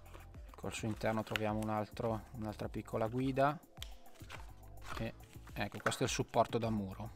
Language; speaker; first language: Italian; native; Italian